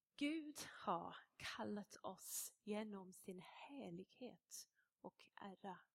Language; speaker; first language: Swedish; non-native, fluent; English